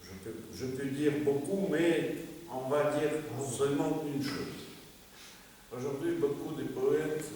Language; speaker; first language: French; non-native, fluent; Russian